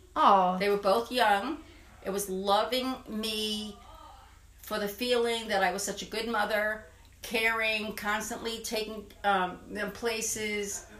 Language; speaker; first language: English; native; English